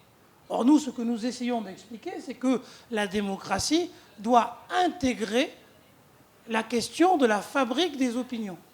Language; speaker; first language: French; native; French